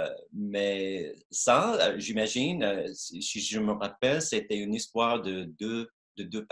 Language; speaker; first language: French; non-native, fluent; English